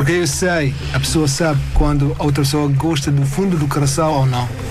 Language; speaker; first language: Portuguese; non-native, learner; Arabic